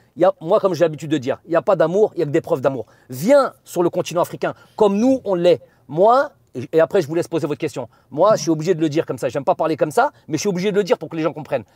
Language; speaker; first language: French; native; French